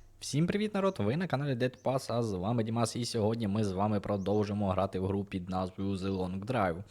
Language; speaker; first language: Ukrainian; non-native, local second language; Russian